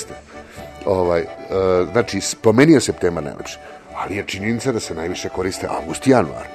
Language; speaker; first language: Serbian; native; Serbian